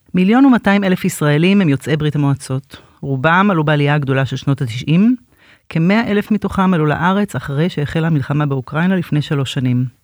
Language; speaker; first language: Hebrew; native; Hebrew